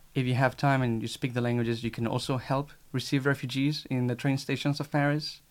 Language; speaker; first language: English; non-native, fluent; Spanish